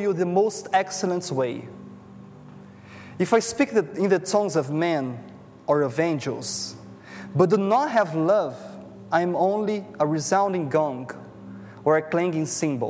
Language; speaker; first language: English; non-native, fluent; Portuguese